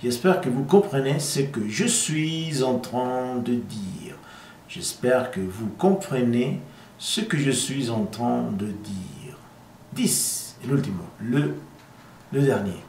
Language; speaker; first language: French; non-native, fluent; Spanish